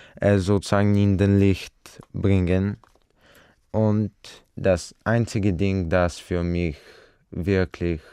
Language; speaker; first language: German; non-native, fluent; Bulgarian